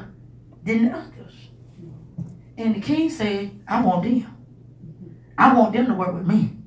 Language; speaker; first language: English; native; English